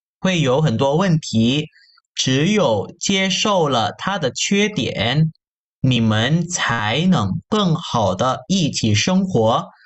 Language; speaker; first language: Chinese; non-native, fluent; Indonesian